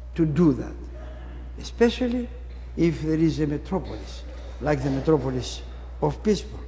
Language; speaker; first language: English; non-native, fluent; Greek